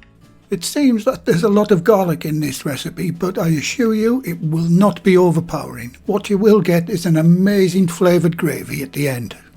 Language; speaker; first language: English; native; English